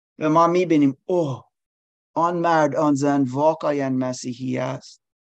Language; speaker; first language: Persian; non-native, learner; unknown